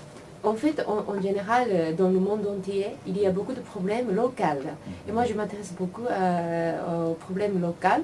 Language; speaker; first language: French; non-native, learner; Japanese